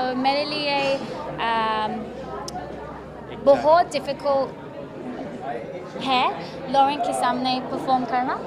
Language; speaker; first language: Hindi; non-native, learner; English